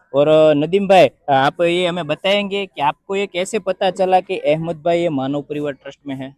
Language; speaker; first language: Hindi; non-native, local second language; Gujarati